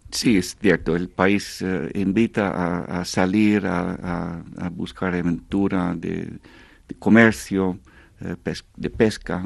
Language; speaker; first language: Spanish; non-native, fluent; Dutch